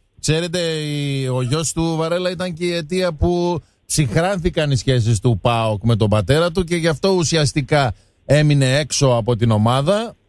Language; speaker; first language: Greek; native; Greek